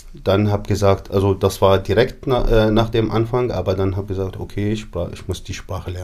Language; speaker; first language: German; non-native, fluent; Arabic